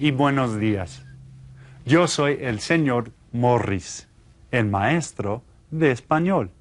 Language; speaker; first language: Spanish; non-native, fluent; English